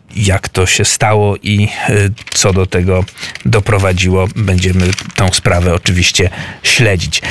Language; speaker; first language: Polish; native; Polish